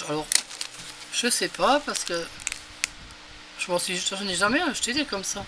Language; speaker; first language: French; native; French